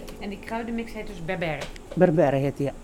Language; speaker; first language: Dutch; non-native, learner; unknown